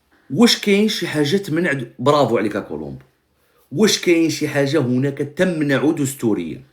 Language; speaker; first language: Arabic; native; Arabic